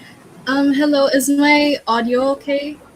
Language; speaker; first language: English; non-native, local second language; Filipino